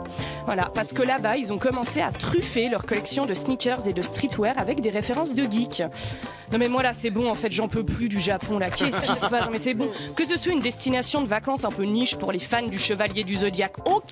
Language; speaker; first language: French; native; French